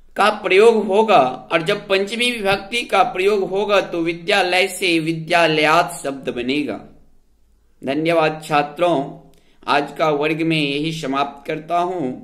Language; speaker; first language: Hindi; native; Hindi